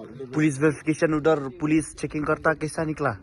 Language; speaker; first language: Hindi; non-native, local second language; Khasi